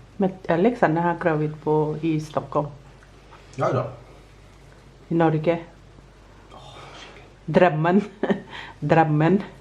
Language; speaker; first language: Swedish; non-native, learner; Thai